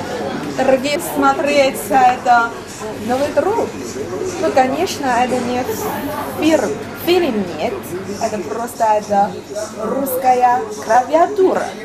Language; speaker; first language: Russian; non-native, learner; Chinese